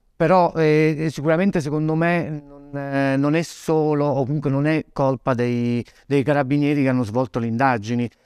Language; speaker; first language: Italian; native; Italian